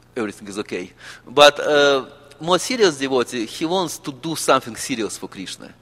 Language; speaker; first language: English; non-native, fluent; Russian